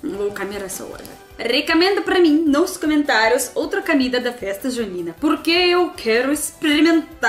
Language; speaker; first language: Portuguese; non-native, learner; Russian